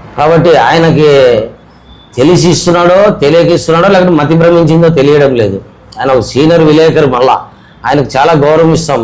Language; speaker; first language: Telugu; native; Telugu